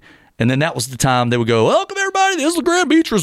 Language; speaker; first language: English; native; English